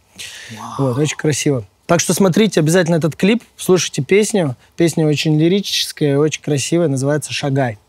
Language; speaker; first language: Russian; native; Russian